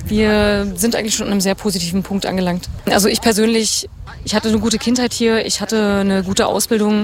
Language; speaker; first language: German; native; German